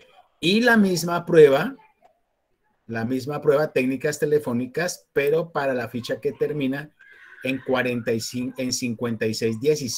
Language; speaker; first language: Spanish; native; Spanish